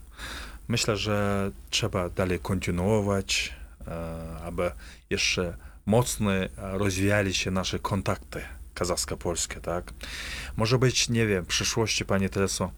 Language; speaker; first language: Polish; non-native, fluent; Kazakh